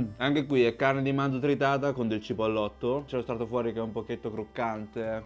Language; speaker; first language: Italian; early bilingual, other home language; Chinese